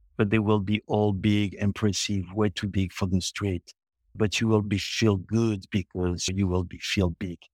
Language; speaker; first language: English; non-native, local second language; French